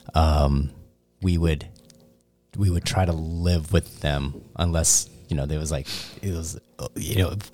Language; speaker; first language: English; early bilingual, other home language; Cantonese